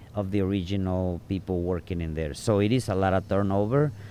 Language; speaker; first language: English; non-native, fluent; Spanish